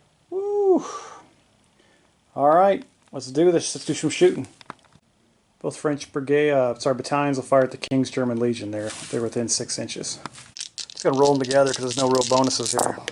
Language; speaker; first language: English; native; English